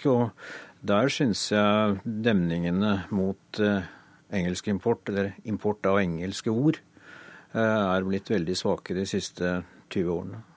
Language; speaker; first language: Norwegian; native; Norwegian